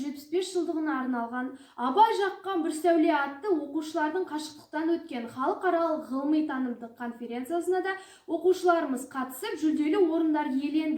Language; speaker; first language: Kazakh; native; Kazakh